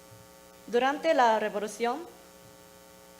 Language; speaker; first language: Spanish; non-native, learner; Japanese